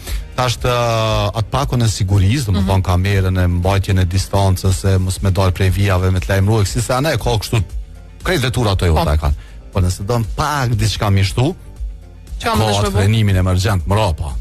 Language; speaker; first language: Albanian; native; Albanian